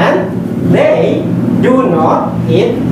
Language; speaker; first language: English; non-native, fluent; Indonesian